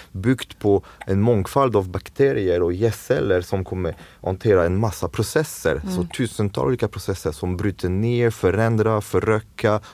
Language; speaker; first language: Swedish; non-native, fluent; French